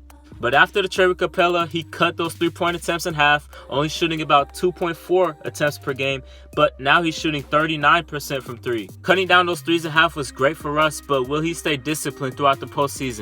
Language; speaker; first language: English; native; English